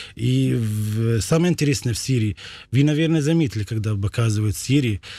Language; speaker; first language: Russian; non-native, fluent; Arabic